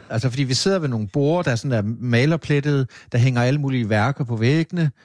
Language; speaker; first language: Danish; native; Danish